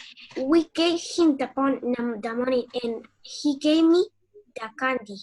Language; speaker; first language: English; non-native, learner; Spanish